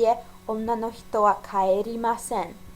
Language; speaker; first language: Japanese; non-native, fluent; English